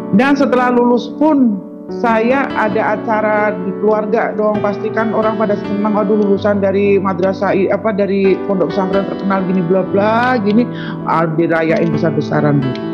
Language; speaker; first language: Indonesian; non-native, local second language; Sundanese